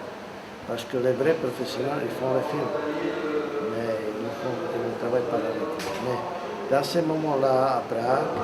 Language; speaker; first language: French; non-native, fluent; Czech